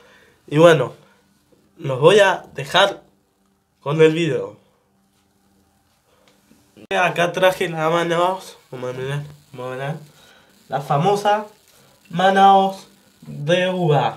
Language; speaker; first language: Spanish; native; Spanish